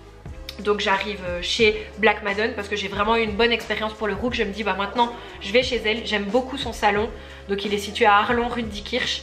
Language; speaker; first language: French; native; French